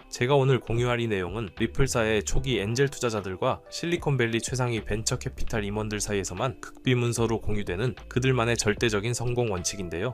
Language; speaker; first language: Korean; native; Korean